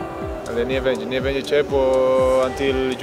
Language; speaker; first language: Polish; non-native, learner; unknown